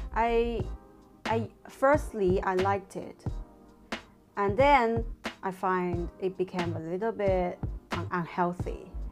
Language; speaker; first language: English; non-native, fluent; Chinese